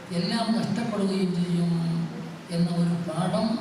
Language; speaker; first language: Malayalam; native; Malayalam